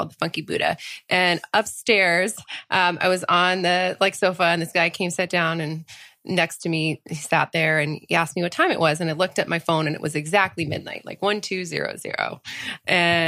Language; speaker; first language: English; early bilingual, other home language; French